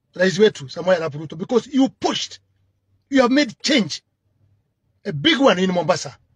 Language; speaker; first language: English; non-native, local second language; Swahili